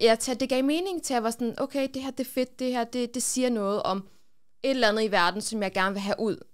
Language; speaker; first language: Danish; early bilingual, other home language; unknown